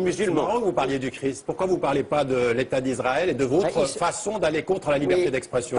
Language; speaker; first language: French; early bilingual, heritage; French